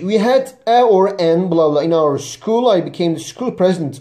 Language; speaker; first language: English; non-native, fluent; Turkish